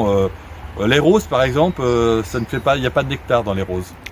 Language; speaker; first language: French; native; French